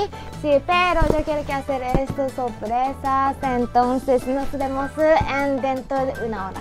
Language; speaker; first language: Spanish; non-native, learner; Japanese